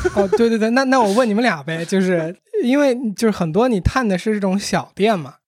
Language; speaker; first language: Chinese; native; Chinese